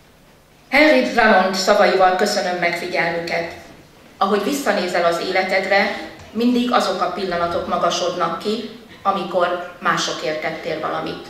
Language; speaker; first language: Hungarian; native; Hungarian